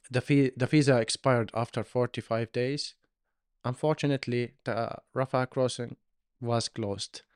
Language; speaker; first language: English; non-native, learner; Arabic